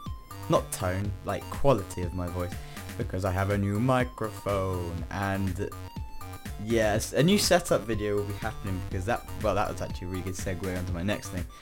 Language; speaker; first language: English; native; English